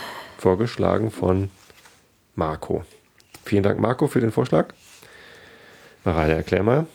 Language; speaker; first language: German; native; German